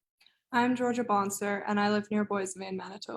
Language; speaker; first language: English; native; English